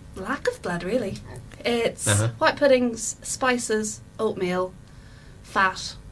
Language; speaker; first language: English; native; English